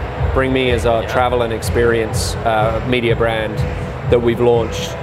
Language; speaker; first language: English; native; English